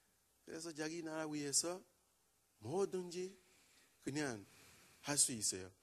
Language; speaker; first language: Korean; non-native, learner; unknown